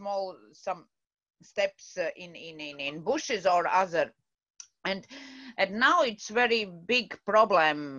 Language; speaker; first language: English; non-native, learner; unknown